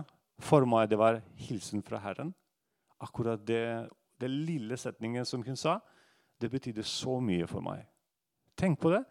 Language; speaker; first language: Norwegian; non-native, fluent; Russian